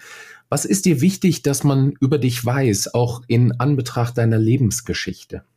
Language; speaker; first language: German; native; German